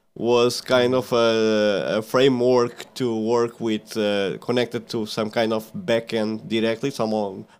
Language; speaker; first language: English; non-native, fluent; Portuguese